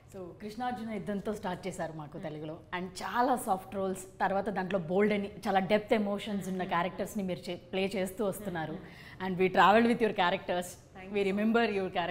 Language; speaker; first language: Telugu; native; Telugu